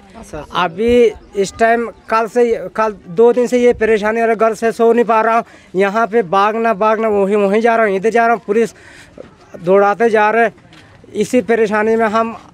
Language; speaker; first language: Nepali; native; Nepali